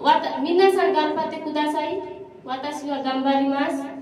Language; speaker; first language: Japanese; non-native, learner; Nepali